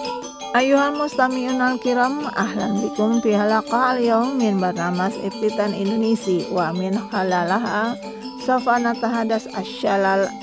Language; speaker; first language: Arabic; non-native, fluent; Indonesian